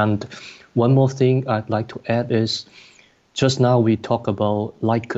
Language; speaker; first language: English; non-native, local second language; Cantonese